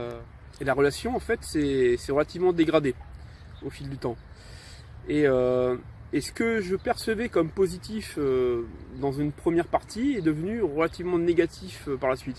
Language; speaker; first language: French; native; French